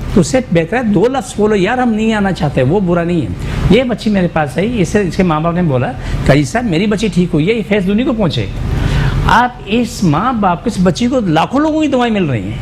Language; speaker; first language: Urdu; non-native, local second language; Pashto